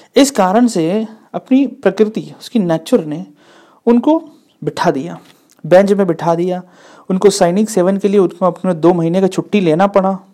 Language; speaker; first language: Hindi; non-native, local second language; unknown